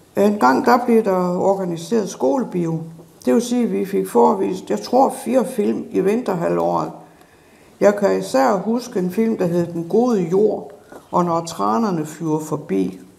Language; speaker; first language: Danish; native; Danish